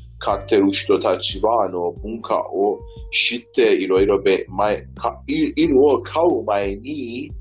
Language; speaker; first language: Japanese; non-native, learner; Persian